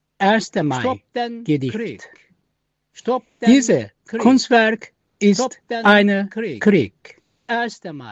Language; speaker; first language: German; non-native, learner; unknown